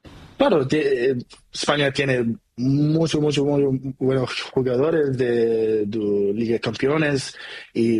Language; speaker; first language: Spanish; non-native, learner; Portuguese